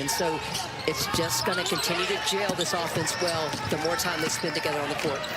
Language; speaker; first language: English; native; English